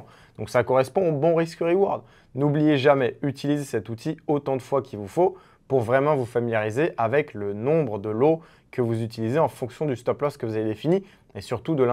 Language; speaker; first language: French; native; French